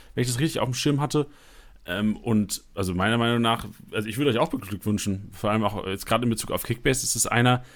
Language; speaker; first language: German; native; German